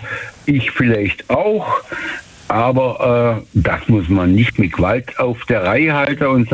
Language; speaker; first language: German; native; German